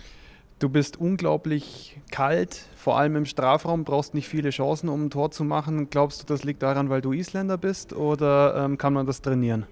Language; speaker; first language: German; native; German